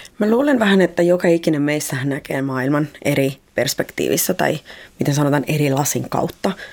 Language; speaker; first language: Finnish; early bilingual, other home language; Spanish